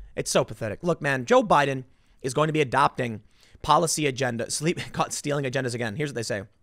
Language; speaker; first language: English; native; English